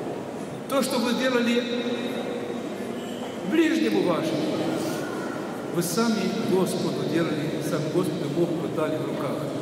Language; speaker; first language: Russian; non-native, local second language; Ukrainian